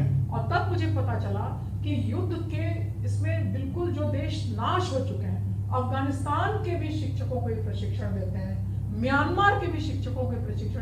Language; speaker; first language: Hindi; native; Hindi